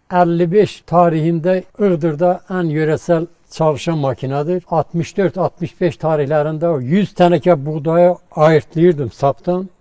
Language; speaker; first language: Turkish; native; Turkish